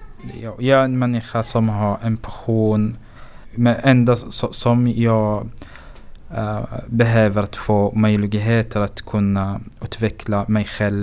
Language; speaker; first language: Swedish; non-native, fluent; Arabic